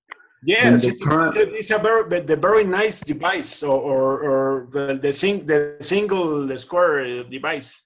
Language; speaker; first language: English; non-native, learner; Spanish